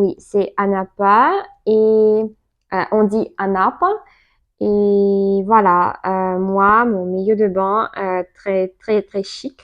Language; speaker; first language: French; non-native, learner; Russian